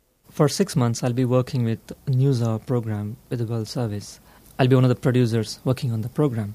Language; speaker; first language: English; non-native, local second language; Tamil